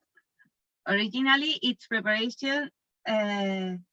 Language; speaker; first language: English; non-native, learner; Spanish